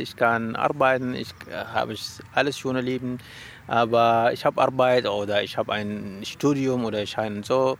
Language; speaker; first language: German; non-native, learner; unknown